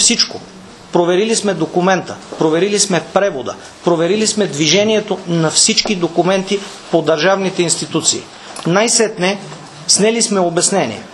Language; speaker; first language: Bulgarian; native; Bulgarian